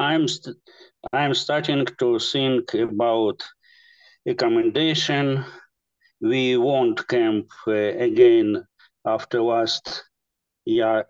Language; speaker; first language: English; non-native, learner; Russian